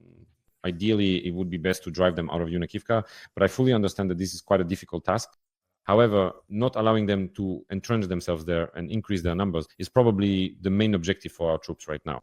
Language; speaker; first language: English; non-native, fluent; Ukrainian